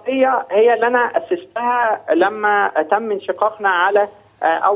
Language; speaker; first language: Arabic; native; Arabic